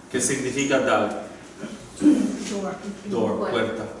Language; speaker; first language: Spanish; non-native, learner; English